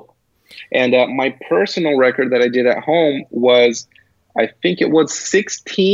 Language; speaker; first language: English; early bilingual, other home language; Portuguese